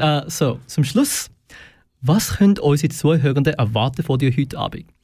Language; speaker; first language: German; native; German